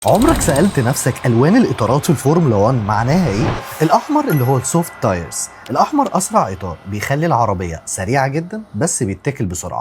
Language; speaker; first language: Arabic; native; Arabic